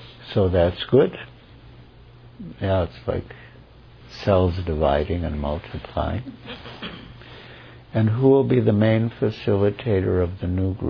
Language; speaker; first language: English; native; English